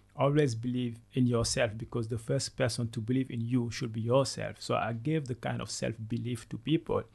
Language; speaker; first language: English; non-native, fluent; Wolof